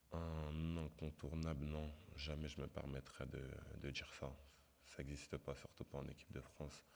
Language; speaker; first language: French; native; French